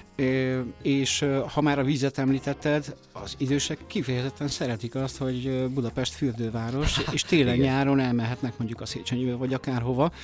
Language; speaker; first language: Hungarian; early bilingual, other home language; Italian